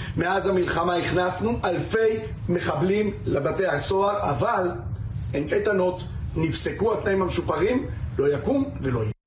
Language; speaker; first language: Hebrew; native; Hebrew